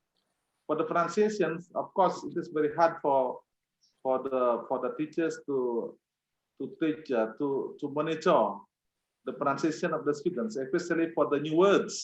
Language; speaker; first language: English; non-native, fluent; Indonesian